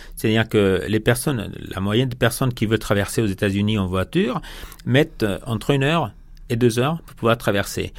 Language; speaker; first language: French; non-native, fluent; Spanish